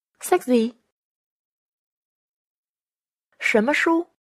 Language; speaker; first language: Chinese; non-native, fluent; Vietnamese